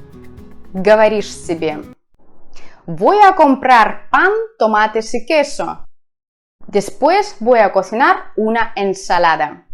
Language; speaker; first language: Spanish; non-native, fluent; Russian